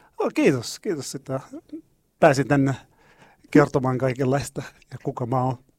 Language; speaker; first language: Finnish; non-native, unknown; Arabic